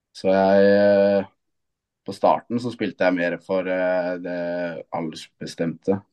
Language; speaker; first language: Norwegian; native; Norwegian